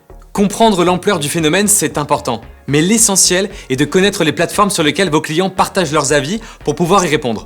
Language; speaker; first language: French; native; French